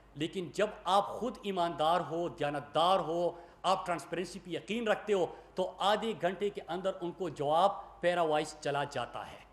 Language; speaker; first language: Urdu; non-native, local second language; Pashto